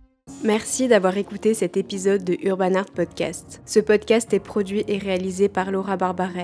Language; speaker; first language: French; native; French